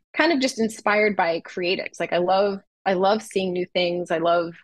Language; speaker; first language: English; native; English